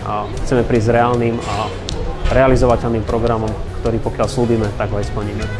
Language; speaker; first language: Slovak; native; Slovak